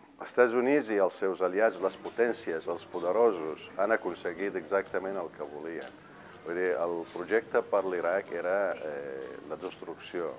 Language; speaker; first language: Catalan; non-native, fluent; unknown